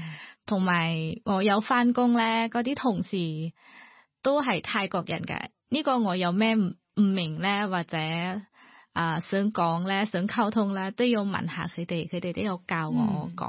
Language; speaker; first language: Cantonese; non-native, learner; Thai